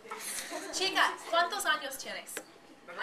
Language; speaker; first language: Spanish; non-native, fluent; English